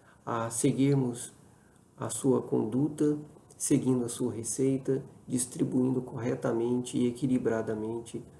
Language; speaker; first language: Portuguese; native; Portuguese